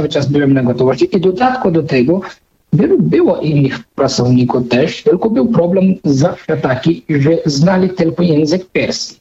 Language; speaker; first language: Polish; non-native, fluent; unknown